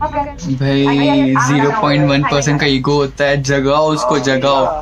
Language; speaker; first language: Hindi; native; Hindi